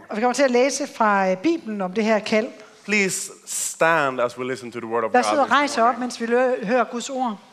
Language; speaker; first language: English; non-native, fluent; Swedish